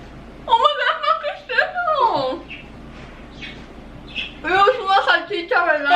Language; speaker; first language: Spanish; early bilingual, heritage; Spanish